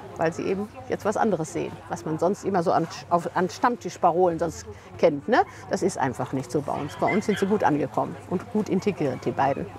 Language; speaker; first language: German; native; German